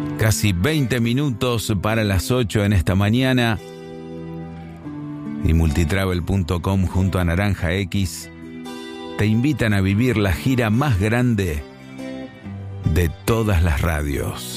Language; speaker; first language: Spanish; native; Spanish